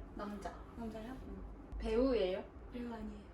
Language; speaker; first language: Korean; non-native, fluent; Burmese